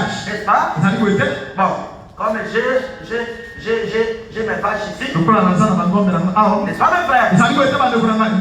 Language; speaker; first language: French; non-native, local second language; Lingala